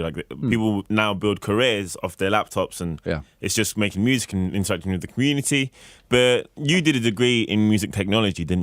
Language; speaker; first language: English; native; English